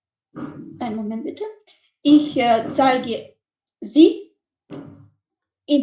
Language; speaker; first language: German; non-native, learner; Macedonian